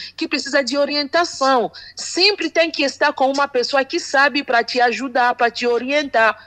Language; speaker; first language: Portuguese; non-native, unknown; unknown